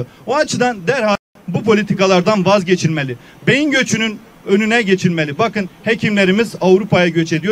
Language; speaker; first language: Turkish; native; Turkish